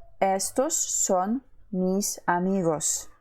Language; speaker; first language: Spanish; non-native, fluent; Ukrainian